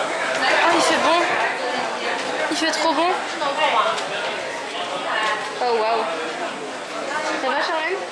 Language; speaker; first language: French; native; French